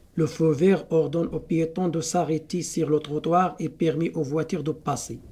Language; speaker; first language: French; non-native, local second language; Arabic